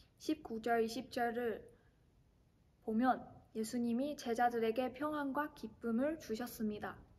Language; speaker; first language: Korean; non-native, fluent; Chinese